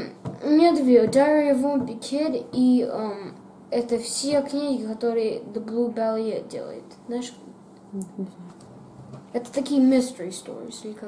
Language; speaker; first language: Russian; early bilingual, heritage; Russian